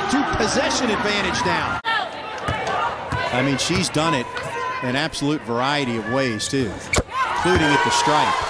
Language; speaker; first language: English; native; English